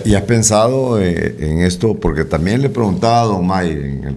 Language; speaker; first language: Spanish; native; Spanish